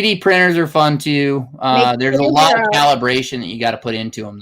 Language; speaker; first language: English; native; English